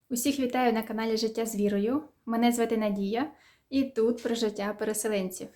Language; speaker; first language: Ukrainian; native; Ukrainian